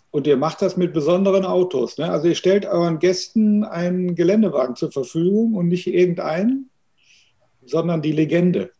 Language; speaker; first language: German; native; German